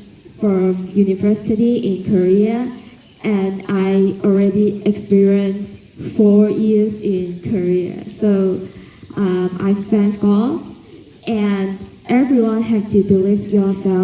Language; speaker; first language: English; non-native, fluent; Cantonese